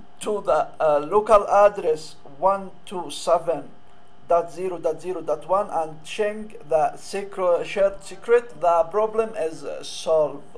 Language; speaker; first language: English; non-native, learner; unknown